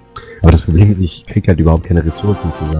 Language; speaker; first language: German; native; German